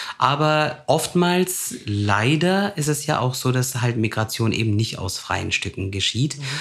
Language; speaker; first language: German; early bilingual, other home language; Turkish